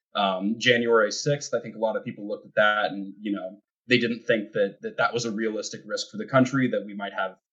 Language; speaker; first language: English; native; English